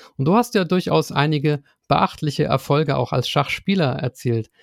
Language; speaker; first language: German; native; German